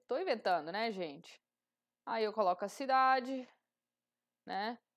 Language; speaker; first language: Portuguese; native; Portuguese